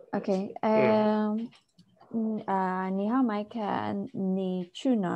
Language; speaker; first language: Chinese; non-native, learner; English